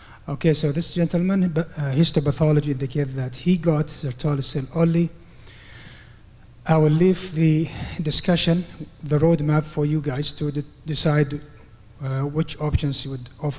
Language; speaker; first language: English; non-native, fluent; Arabic